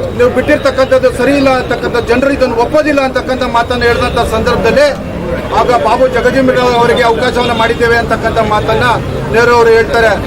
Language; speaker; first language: Kannada; native; Kannada